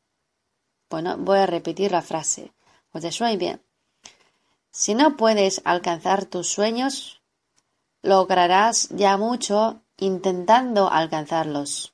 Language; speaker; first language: Spanish; non-native, fluent; Chinese